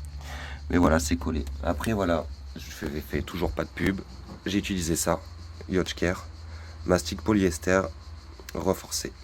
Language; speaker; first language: French; native; French